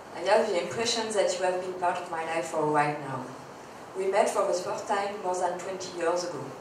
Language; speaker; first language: English; non-native, fluent; French